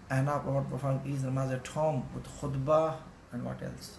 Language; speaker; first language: English; non-native, local second language; Urdu